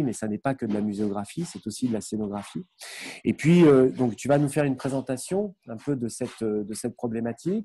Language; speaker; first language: French; native; French